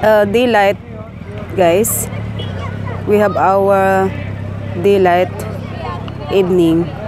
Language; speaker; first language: English; non-native, local second language; Kinaray-a